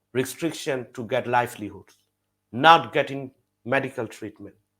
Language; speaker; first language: English; non-native, fluent; Burmese